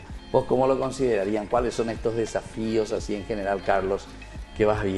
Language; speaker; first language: Spanish; native; Spanish